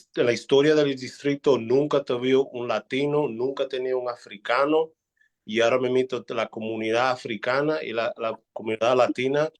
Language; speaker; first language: Spanish; early bilingual, heritage; Spanish